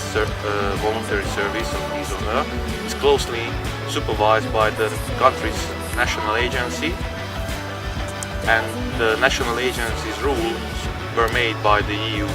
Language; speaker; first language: English; non-native, fluent; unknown